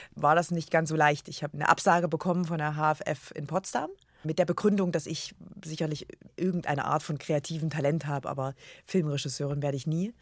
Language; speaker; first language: German; native; German